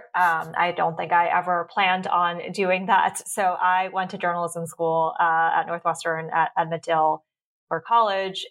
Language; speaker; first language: English; early bilingual, other home language; Cantonese